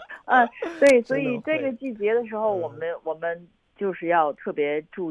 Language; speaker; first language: Chinese; native; Chinese